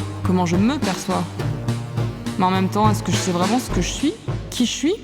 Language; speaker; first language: French; native; French